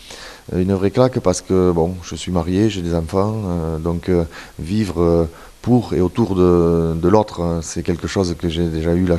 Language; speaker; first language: French; native; French